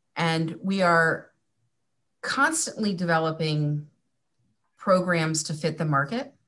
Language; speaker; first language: English; native; English